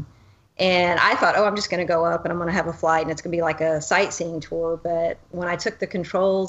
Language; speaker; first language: English; native; English